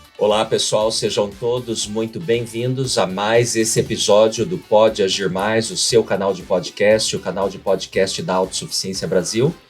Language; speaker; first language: Portuguese; native; Portuguese